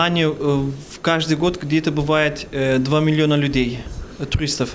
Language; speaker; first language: Russian; non-native, fluent; Turkish